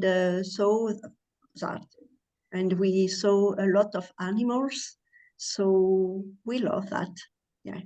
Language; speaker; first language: English; non-native, learner; French